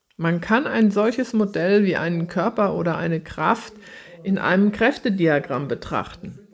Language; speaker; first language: German; native; German